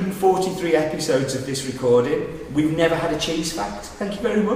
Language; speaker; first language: English; native; English